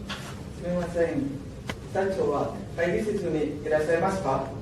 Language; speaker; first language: Japanese; non-native, learner; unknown